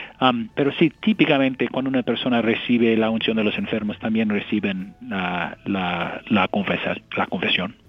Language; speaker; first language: Spanish; non-native, fluent; English